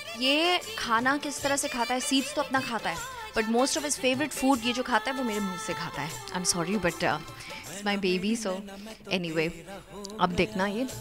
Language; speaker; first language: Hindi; early bilingual, heritage; Hindi